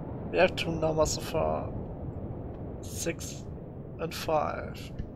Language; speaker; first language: English; non-native, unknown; German